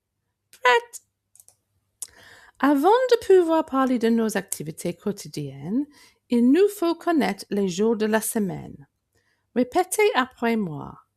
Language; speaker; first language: French; non-native, fluent; English